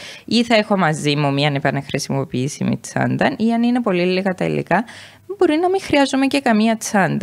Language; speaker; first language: Greek; native; Greek